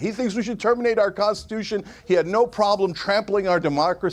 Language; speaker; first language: English; native; English